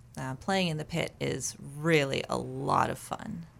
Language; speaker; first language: English; native; English